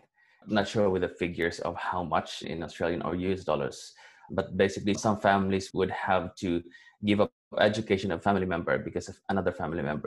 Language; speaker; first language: English; non-native, local second language; Cebuano